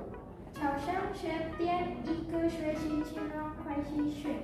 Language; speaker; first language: Chinese; non-native, learner; Indonesian